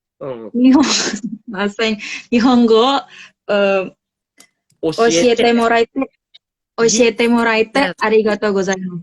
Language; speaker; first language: Japanese; non-native, learner; Indonesian